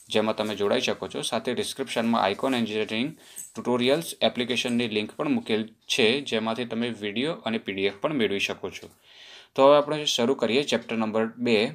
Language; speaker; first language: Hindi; non-native, local second language; Gujarati